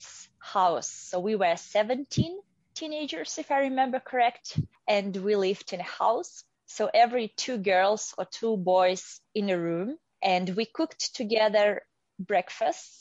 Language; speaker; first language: English; non-native, fluent; Russian